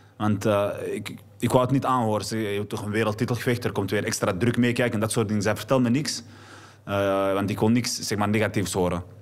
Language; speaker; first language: Dutch; early bilingual, other home language; Arabic